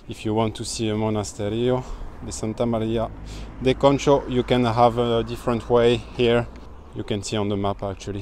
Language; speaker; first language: English; non-native, fluent; French